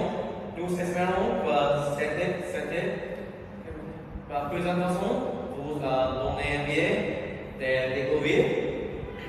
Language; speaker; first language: French; non-native, learner; Vietnamese